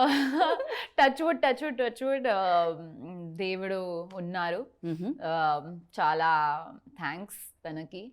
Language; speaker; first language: Telugu; non-native, local second language; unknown